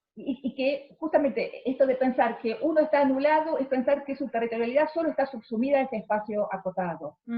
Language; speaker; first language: Spanish; native; Spanish